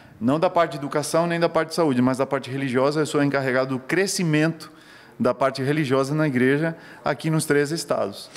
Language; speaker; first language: Portuguese; non-native, fluent; Spanish